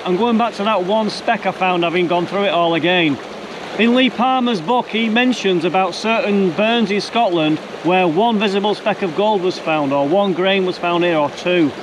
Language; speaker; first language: English; native; English